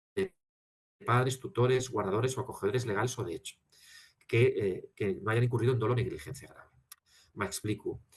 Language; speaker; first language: Spanish; non-native, local second language; Catalan